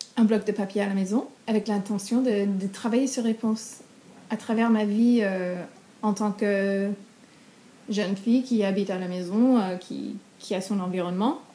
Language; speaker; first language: French; non-native, fluent; English